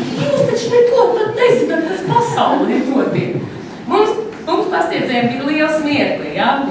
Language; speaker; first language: Latvian; native; Latvian